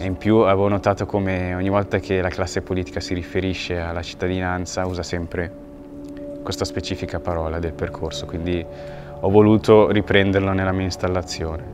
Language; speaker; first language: Italian; early bilingual, other home language; Kinyarwanda